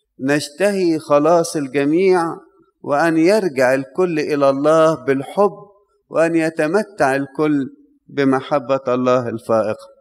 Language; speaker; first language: Arabic; native; Arabic